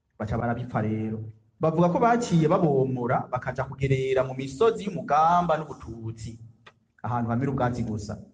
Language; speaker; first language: Rundi; native; Rundi